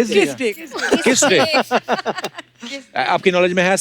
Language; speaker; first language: Hindi; native; Hindi